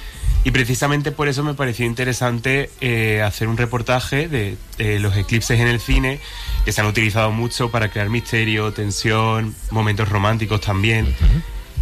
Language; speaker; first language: Spanish; native; Spanish